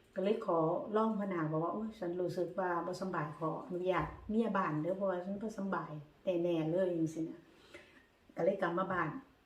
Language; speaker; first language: Thai; native; Thai